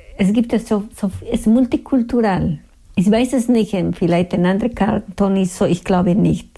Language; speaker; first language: German; non-native, learner; Spanish